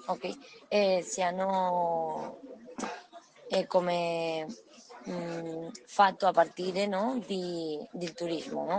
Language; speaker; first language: Italian; non-native, learner; Spanish